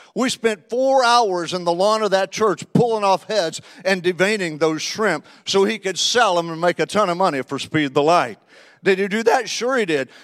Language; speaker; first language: English; native; English